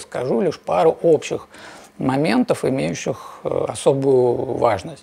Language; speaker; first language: Russian; native; Russian